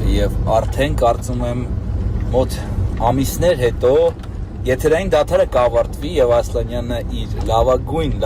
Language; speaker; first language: Armenian; native; Armenian